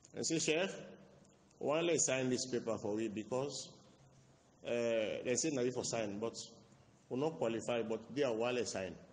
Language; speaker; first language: English; non-native, local second language; Krio